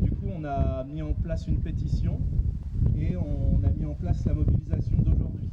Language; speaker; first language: French; native; French